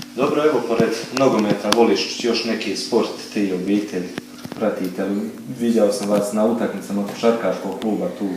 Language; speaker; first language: Croatian; native; Croatian